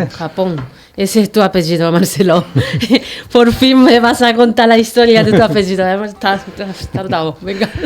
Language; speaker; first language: Spanish; non-native, fluent; Japanese